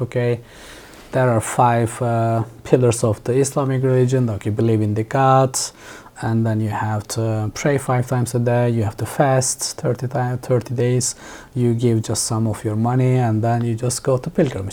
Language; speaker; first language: English; non-native, fluent; Turkish